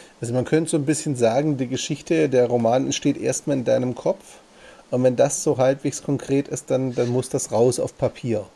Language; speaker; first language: German; native; German